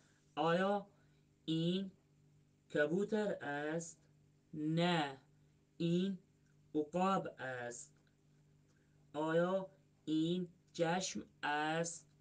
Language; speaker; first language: Persian; non-native, learner; Urdu